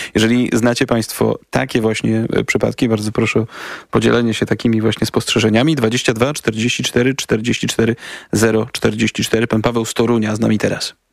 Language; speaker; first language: Polish; native; Polish